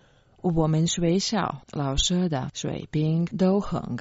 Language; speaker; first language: Chinese; non-native, learner; Croatian